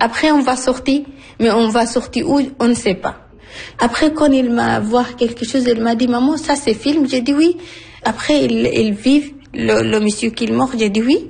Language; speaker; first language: French; non-native, learner; Arabic